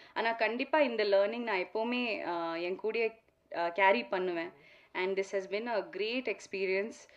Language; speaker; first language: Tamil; non-native, local second language; Malayalam